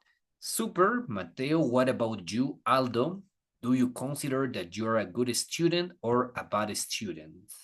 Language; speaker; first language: English; non-native, fluent; Spanish